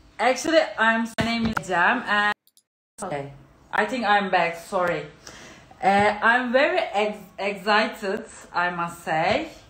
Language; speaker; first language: English; non-native, fluent; Turkish